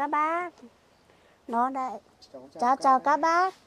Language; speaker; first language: Vietnamese; non-native, local second language; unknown